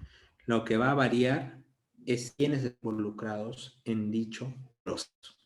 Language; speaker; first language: Spanish; native; Spanish